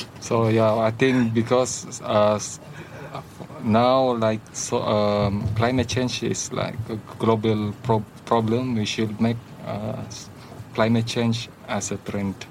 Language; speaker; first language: English; non-native, learner; Malay